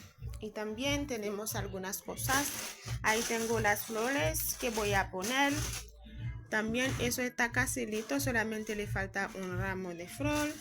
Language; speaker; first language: Spanish; non-native, fluent; Haitian Creole